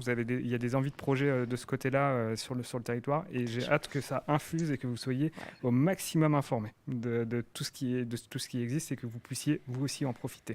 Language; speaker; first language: French; native; French